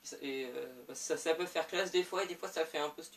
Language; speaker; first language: French; native; French